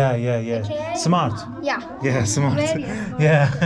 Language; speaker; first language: English; non-native, learner; Turkish